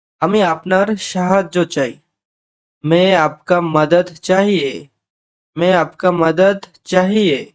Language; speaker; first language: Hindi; non-native, fluent; Bangla